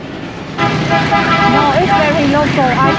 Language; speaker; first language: English; non-native, learner; Vietnamese